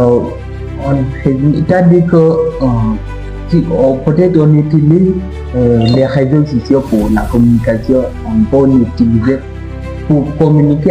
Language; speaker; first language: French; non-native, learner; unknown